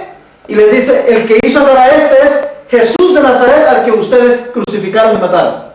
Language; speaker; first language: Spanish; native; Spanish